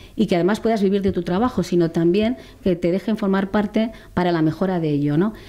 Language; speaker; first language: Spanish; native; Spanish